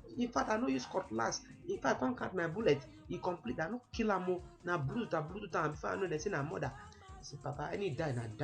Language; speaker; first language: Nigerian Pidgin; native; Nigerian Pidgin